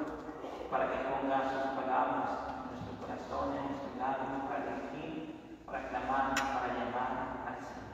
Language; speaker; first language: Spanish; native; Spanish